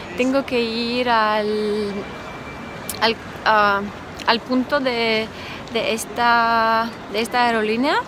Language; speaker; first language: Spanish; non-native, fluent; Ukrainian